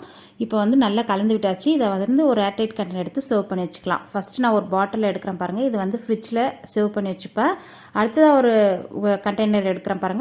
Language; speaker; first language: Tamil; native; Tamil